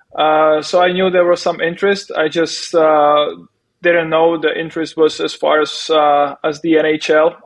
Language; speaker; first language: English; non-native, fluent; Czech